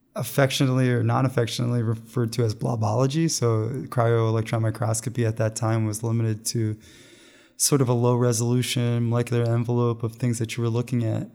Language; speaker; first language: English; native; English